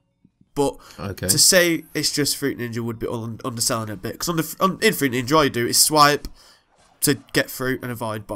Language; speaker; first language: English; native; English